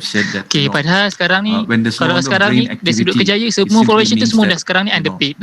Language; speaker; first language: Malay; native; Malay